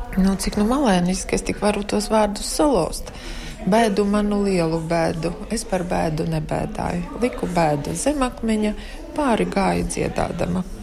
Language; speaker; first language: Latvian; native; Latvian